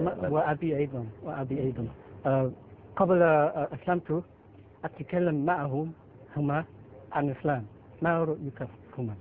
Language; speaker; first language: Arabic; non-native, learner; Filipino